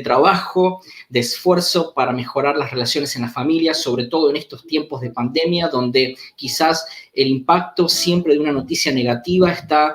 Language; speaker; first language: Spanish; native; Spanish